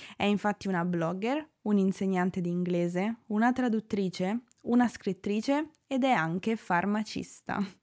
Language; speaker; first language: Italian; native; Italian